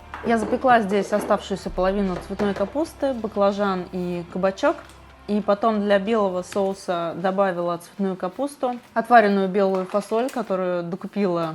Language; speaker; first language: Russian; native; Russian